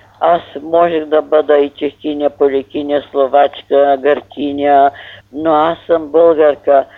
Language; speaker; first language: Bulgarian; native; Bulgarian